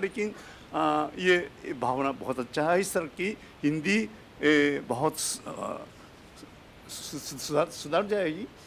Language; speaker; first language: Hindi; non-native, fluent; Japanese